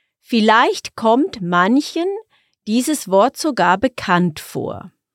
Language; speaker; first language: German; native; German